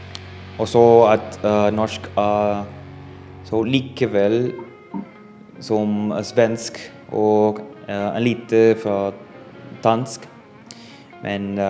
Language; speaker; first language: Norwegian; non-native, learner; Spanish